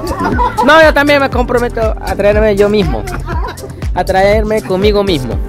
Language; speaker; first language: Spanish; native; Spanish